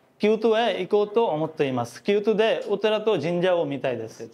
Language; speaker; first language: Japanese; non-native, learner; Bangla